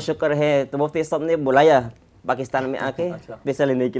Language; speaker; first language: Hindi; non-native, fluent; Khmer